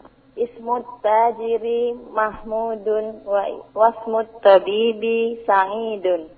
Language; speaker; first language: Arabic; non-native, learner; Indonesian